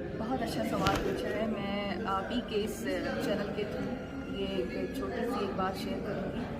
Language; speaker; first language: Urdu; non-native, local second language; Baluchi